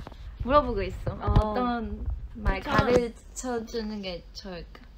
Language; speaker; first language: Korean; non-native, fluent; Chinese